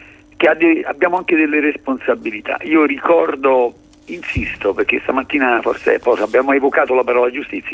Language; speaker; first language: Italian; native; Italian